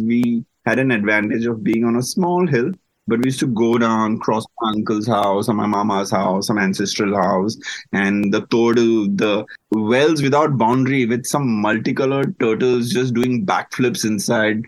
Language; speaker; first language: English; non-native, local second language; Malayalam